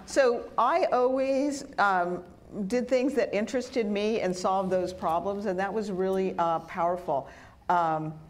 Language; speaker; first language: English; early bilingual, other home language; Spanish